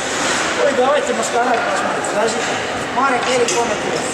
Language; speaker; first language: Russian; native; Russian